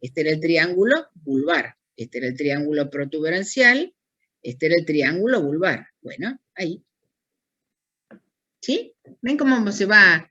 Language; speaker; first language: Spanish; native; Spanish